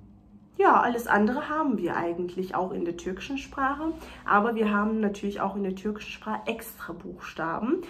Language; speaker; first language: German; non-native, fluent; Turkish